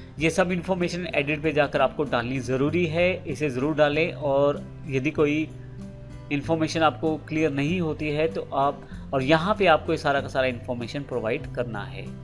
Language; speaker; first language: Hindi; native; Hindi